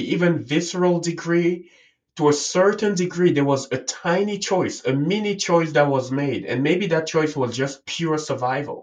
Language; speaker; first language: English; non-native, local second language; French